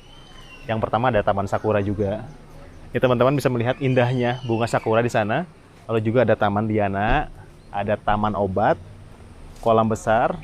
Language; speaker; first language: Indonesian; native; Indonesian